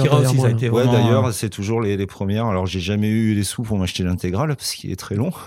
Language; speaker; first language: French; native; French